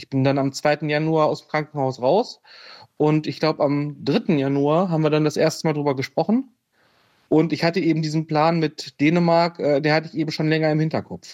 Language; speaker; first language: German; native; German